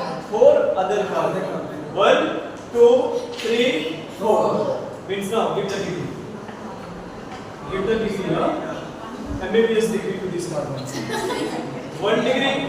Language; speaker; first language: English; non-native, local second language; Hindi